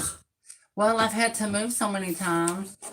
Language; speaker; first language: English; native; English